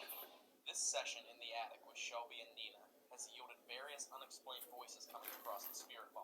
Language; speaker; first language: English; native; English